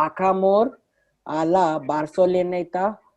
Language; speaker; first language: Spanish; non-native, learner; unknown